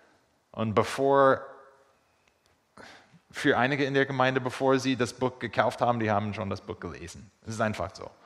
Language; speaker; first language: German; non-native, fluent; English